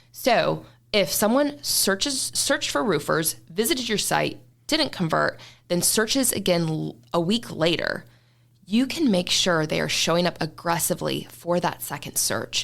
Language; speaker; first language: English; native; English